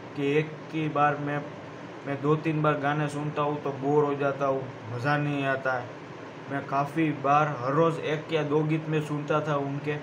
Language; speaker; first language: Hindi; non-native, local second language; Gujarati